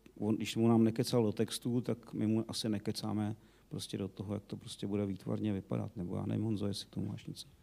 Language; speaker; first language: Czech; native; Czech